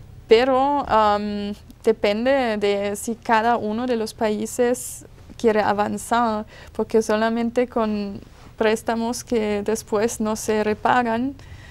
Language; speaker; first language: Spanish; non-native, fluent; German